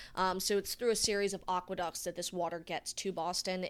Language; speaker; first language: English; native; English